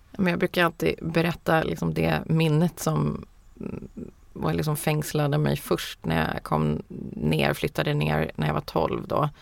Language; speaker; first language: Swedish; early bilingual, heritage; Swedish